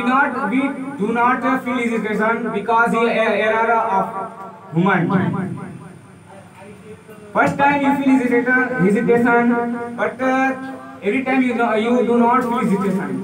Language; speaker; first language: English; non-native, learner; Hindi